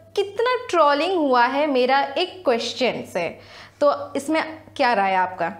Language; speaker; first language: Hindi; non-native, local second language; Sadri